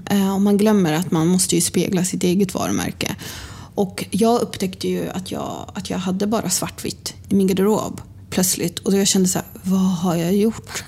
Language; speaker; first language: Swedish; early bilingual, other home language; Arabic